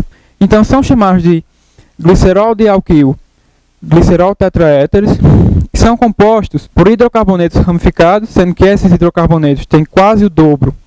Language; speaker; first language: Portuguese; native; Portuguese